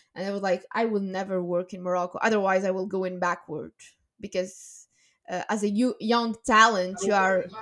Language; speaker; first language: English; non-native, fluent; Arabic